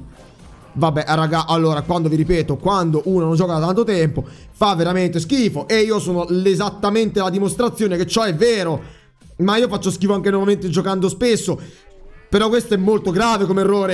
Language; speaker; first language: Italian; native; Italian